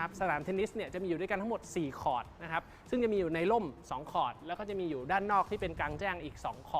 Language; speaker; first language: Thai; native; Thai